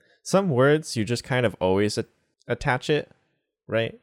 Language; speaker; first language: English; native; English